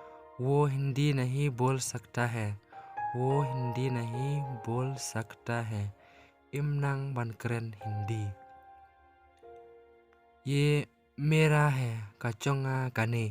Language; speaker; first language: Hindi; non-native, local second language; Khasi